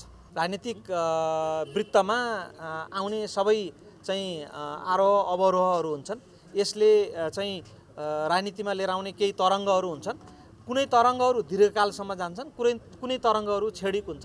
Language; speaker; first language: Nepali; native; Nepali